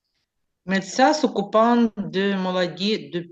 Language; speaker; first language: French; non-native, learner; Ukrainian